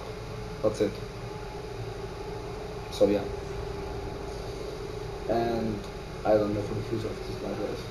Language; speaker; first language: English; non-native, learner; Italian